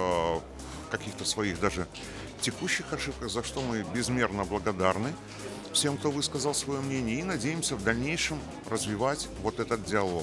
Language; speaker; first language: Russian; native; Russian